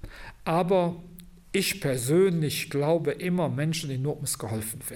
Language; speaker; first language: German; non-native, local second language; Luxembourgish